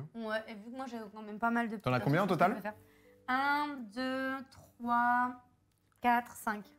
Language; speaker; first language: French; native; French